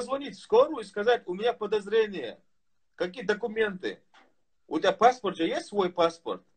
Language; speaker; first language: Russian; non-native, fluent; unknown